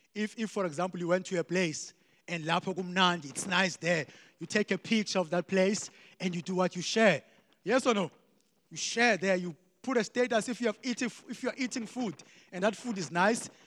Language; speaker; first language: English; non-native, local second language; Xhosa